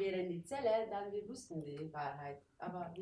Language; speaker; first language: German; non-native, learner; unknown